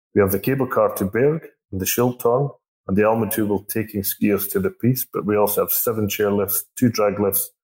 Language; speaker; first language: English; native; English